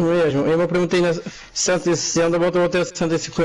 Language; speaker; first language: Portuguese; native; Portuguese